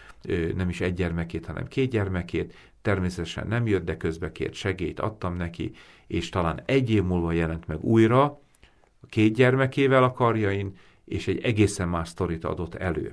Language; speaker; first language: Hungarian; native; Hungarian